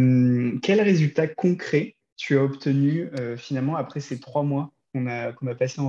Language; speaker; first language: French; native; French